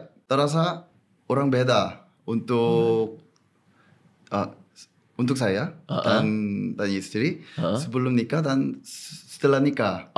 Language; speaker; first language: Indonesian; non-native, fluent; Korean